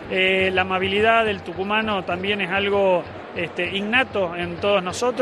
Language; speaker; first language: Spanish; native; Spanish